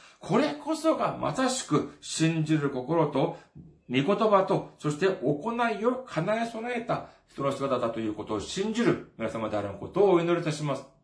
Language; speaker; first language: Japanese; non-native, fluent; Korean